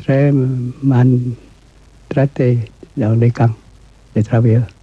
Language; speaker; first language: French; non-native, fluent; Vietnamese